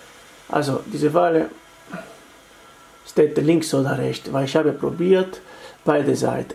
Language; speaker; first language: German; non-native, fluent; Italian